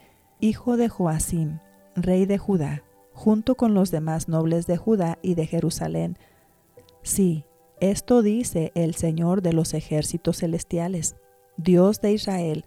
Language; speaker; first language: Spanish; native; Spanish